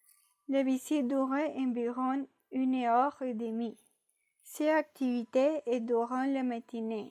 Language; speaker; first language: French; non-native, learner; Spanish